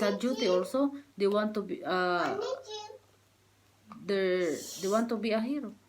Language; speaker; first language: English; non-native, learner; Filipino